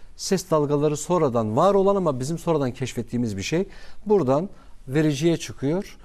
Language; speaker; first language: Turkish; non-native, local second language; Kurdish